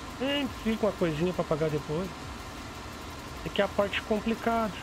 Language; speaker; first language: Portuguese; native; Portuguese